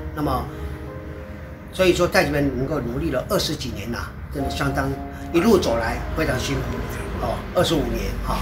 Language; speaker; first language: Chinese; native; Chinese